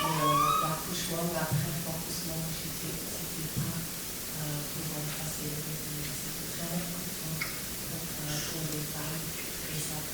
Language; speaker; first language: French; non-native, fluent; English